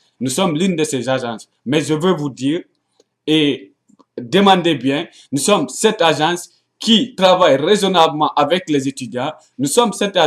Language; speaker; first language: French; non-native, local second language; Arabic